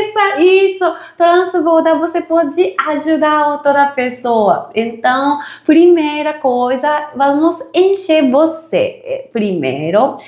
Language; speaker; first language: Portuguese; non-native, fluent; Japanese